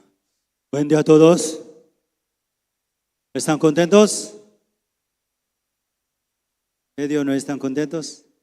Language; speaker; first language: Spanish; non-native, fluent; Korean